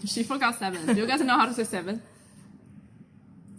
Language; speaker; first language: English; non-native, fluent; Chinese